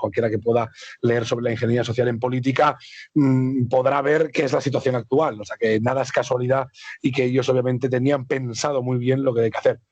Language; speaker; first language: Spanish; native; Spanish